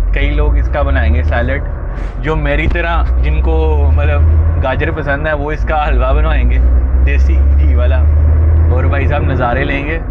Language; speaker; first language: Urdu; non-native, local second language; Punjabi